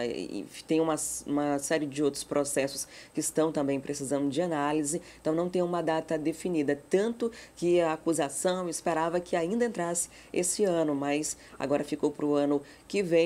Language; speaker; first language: Portuguese; native; Portuguese